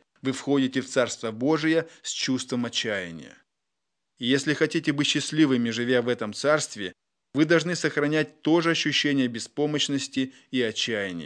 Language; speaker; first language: Russian; native; Russian